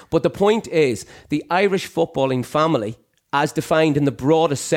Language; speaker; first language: English; native; English